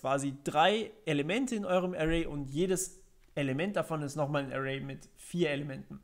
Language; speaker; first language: German; native; German